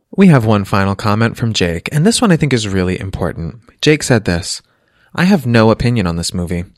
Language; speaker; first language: English; native; English